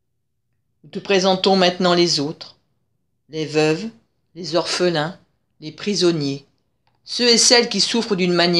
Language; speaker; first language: French; native; French